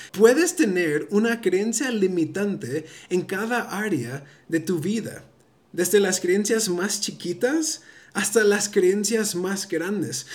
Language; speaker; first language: Spanish; early bilingual, heritage; Spanish